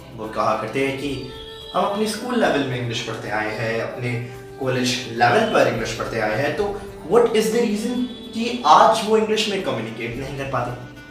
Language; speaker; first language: Hindi; native; Hindi